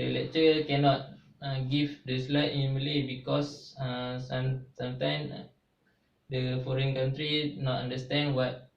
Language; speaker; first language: English; non-native, local second language; Malay